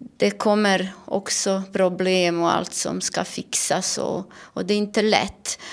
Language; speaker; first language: Swedish; non-native, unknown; Bosnian